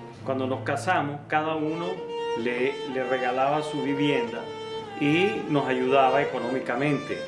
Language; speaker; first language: Spanish; native; Spanish